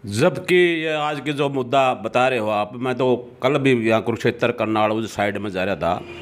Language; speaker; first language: Hindi; native; Hindi